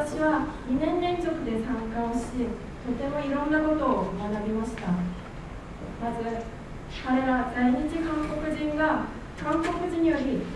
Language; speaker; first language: Japanese; non-native, fluent; Korean